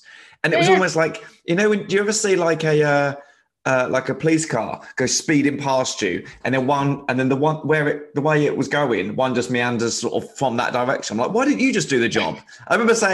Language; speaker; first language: English; native; English